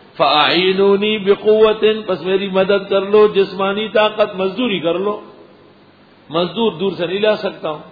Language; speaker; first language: Urdu; non-native, local second language; Pashto